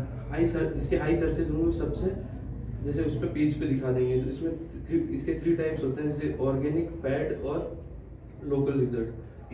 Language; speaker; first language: Hindi; native; Hindi